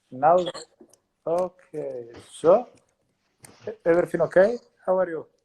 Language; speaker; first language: English; non-native, learner; Italian